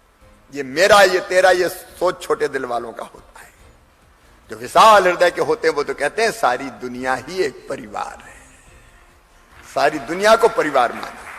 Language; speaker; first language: Hindi; native; Hindi